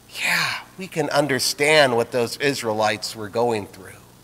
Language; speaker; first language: English; native; English